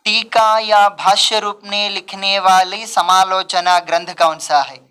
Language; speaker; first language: Hindi; non-native, local second language; Telugu